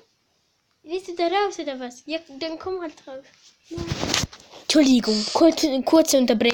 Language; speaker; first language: German; early bilingual, other home language; Hungarian